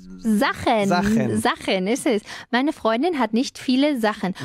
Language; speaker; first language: German; non-native, fluent; Spanish